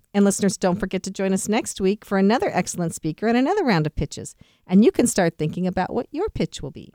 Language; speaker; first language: English; native; English